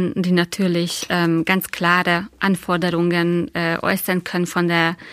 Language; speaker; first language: German; non-native, fluent; Hungarian